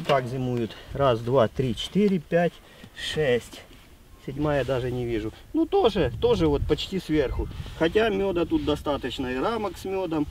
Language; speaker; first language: Russian; native; Russian